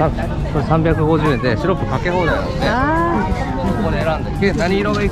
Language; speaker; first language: Japanese; native; Japanese